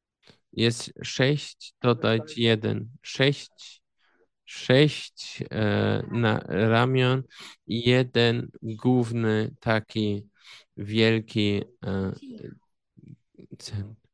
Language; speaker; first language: Polish; early bilingual, heritage; Polish